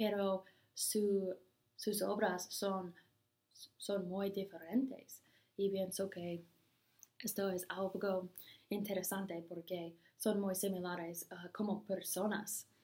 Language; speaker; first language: Spanish; non-native, learner; English